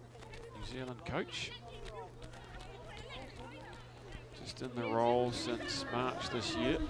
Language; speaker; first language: English; native; English